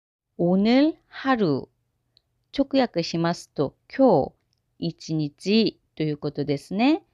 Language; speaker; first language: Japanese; non-native, fluent; Korean